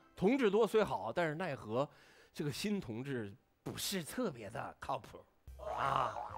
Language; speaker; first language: Chinese; native; Chinese